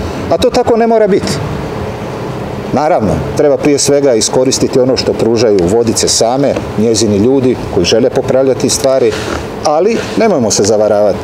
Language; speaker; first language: Serbian; native; Serbian